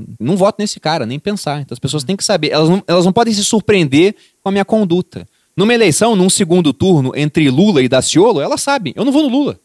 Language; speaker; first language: Portuguese; native; Portuguese